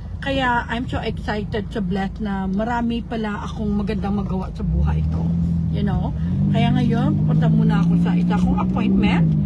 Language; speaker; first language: Filipino; native; Filipino